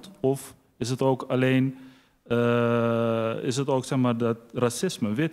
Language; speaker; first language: Dutch; early bilingual, other home language; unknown